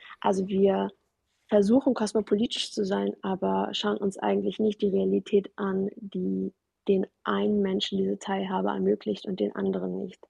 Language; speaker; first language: German; early bilingual, other home language; Persian